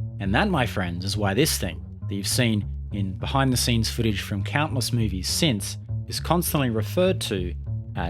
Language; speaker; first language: English; native; English